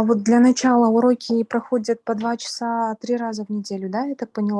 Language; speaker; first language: Russian; native; Russian